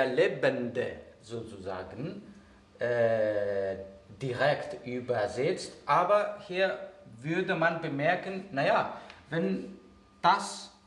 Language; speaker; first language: German; non-native, fluent; Greek